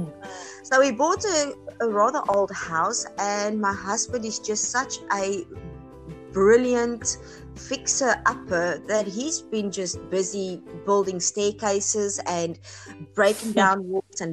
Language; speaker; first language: English; non-native, local second language; Afrikaans